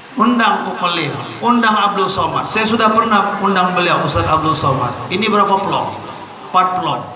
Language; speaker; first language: Indonesian; non-native, local second language; Malay